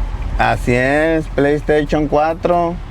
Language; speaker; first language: Spanish; native; Spanish